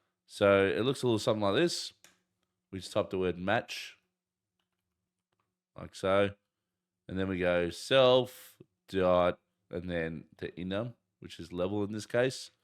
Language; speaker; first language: English; native; English